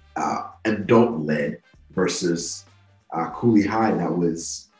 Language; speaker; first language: English; non-native, local second language; Yoruba